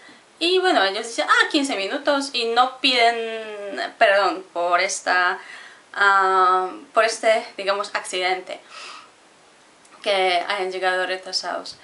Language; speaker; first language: Spanish; non-native, fluent; Polish